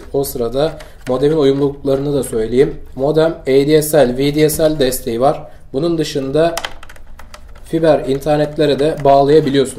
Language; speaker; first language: Turkish; native; Turkish